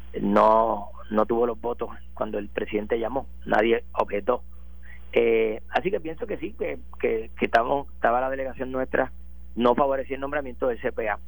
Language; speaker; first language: Spanish; native; Spanish